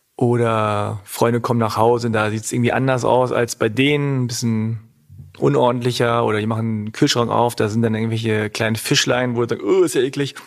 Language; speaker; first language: German; native; German